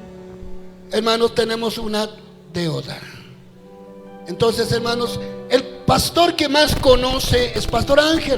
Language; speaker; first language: Spanish; native; Spanish